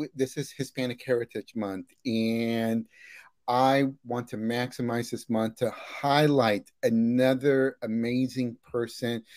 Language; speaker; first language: English; early bilingual, other home language; Spanish